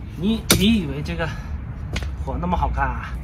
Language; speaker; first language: Chinese; native; Chinese